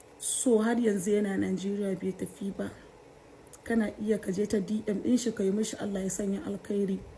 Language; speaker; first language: Hausa; non-native, local second language; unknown